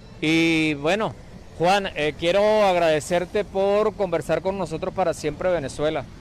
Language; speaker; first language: Spanish; native; Spanish